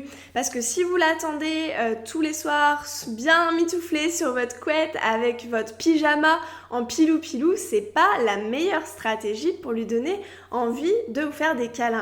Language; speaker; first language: French; native; French